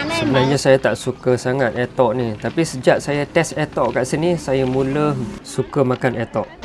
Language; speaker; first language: Malay; non-native, fluent; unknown